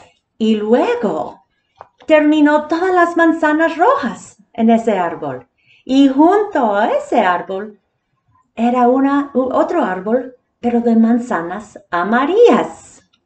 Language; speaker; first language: Spanish; early bilingual, heritage; Spanish